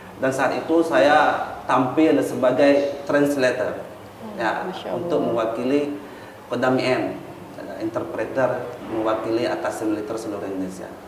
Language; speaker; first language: Indonesian; native; Indonesian